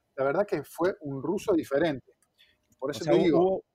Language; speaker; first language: Spanish; native; Spanish